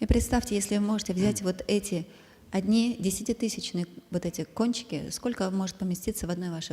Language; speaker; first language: Russian; native; Russian